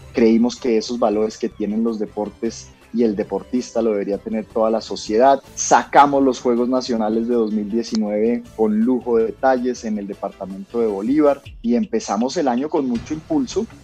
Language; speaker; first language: Spanish; native; Spanish